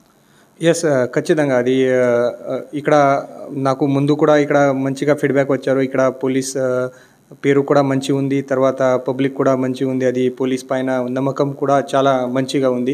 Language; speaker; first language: Telugu; non-native, learner; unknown